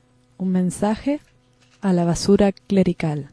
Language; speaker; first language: Spanish; native; Spanish